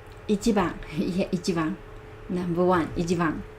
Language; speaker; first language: Japanese; non-native, learner; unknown